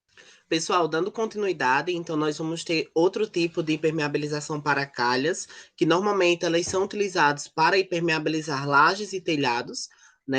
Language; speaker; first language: Portuguese; native; Portuguese